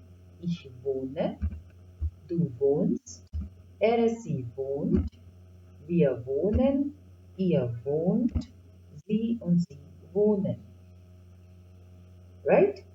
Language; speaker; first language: German; non-native, fluent; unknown